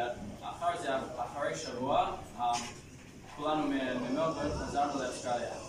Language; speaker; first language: Hebrew; non-native, fluent; English